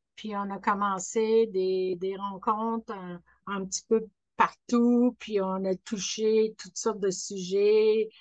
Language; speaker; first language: French; non-native, fluent; English